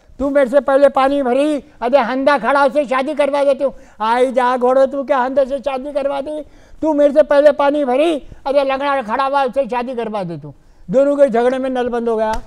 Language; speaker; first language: Hindi; non-native, local second language; Urdu